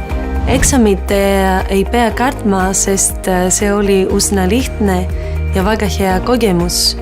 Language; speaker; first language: Estonian; non-native, learner; Greek